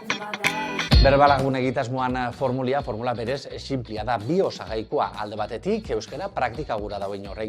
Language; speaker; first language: Basque; native; Basque